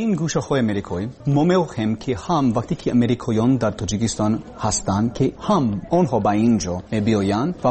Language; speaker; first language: Persian; non-native, learner; English